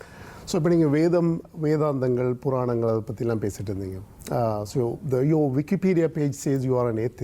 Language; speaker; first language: Tamil; native; Tamil